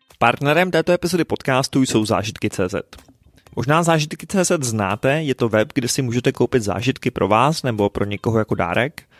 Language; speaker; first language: Czech; native; Czech